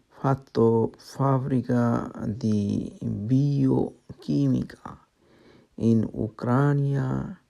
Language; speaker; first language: Italian; non-native, learner; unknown